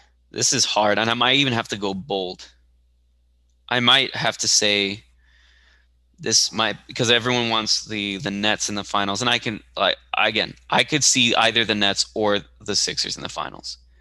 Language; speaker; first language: English; early bilingual, other home language; Spanish